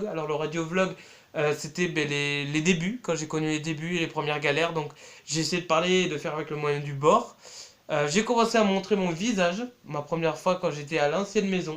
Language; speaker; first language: French; native; French